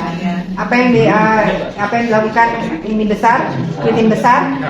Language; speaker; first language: Indonesian; native; Indonesian